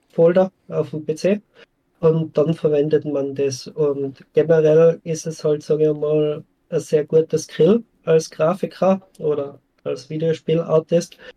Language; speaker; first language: German; native; German